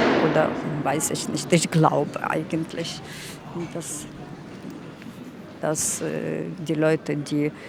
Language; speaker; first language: German; non-native, fluent; Russian